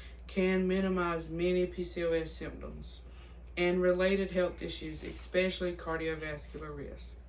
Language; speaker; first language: English; native; English